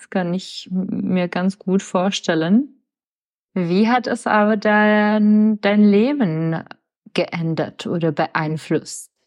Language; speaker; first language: German; non-native, fluent; Czech